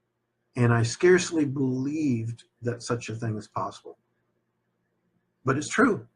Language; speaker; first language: English; native; English